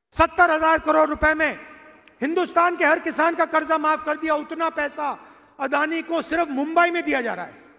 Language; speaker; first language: Hindi; native; Hindi